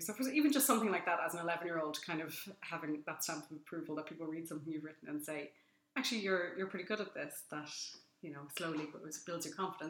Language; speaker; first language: English; native; English